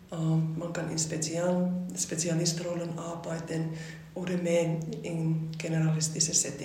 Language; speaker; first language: German; non-native, fluent; Finnish